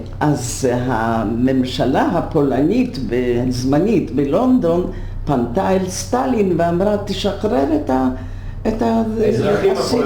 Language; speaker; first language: Hebrew; non-native, fluent; Polish